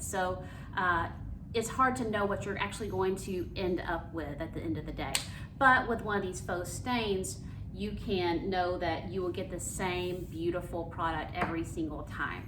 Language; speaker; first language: English; native; English